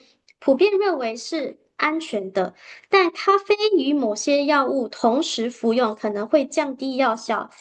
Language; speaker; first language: Chinese; native; Chinese